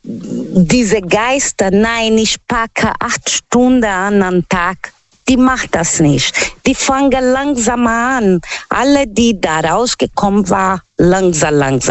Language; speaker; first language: German; non-native, learner; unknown